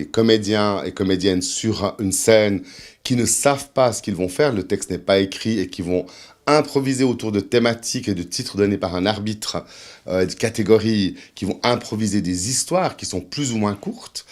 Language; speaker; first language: French; native; French